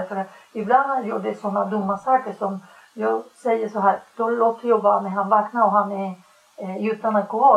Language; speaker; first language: Swedish; non-native, learner; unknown